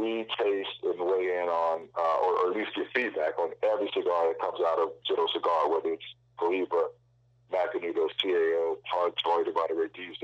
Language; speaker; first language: English; native; English